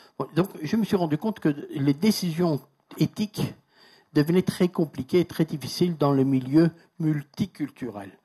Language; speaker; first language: French; non-native, fluent; Persian